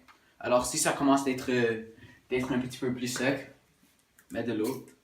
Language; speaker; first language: French; non-native, local second language; English